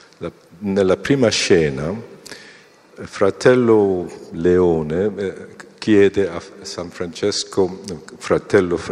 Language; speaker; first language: Italian; non-native, fluent; Korean